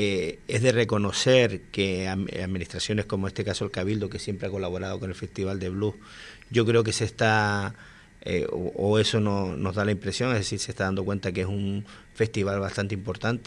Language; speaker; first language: Spanish; native; Spanish